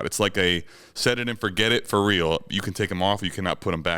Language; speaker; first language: English; native; English